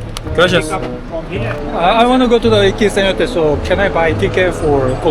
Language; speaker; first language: English; non-native, learner; Korean